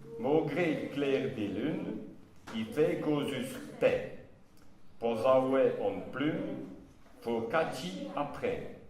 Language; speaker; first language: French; non-native, local second language; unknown